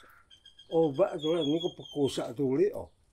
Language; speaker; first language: Chinese; non-native, local second language; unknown